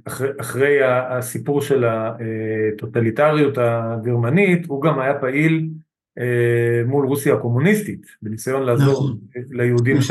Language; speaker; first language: Hebrew; native; Hebrew